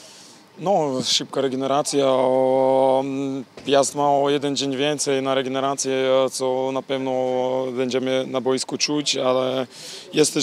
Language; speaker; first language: Polish; non-native, fluent; Slovak